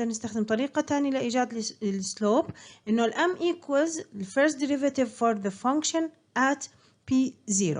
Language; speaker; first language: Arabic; native; Arabic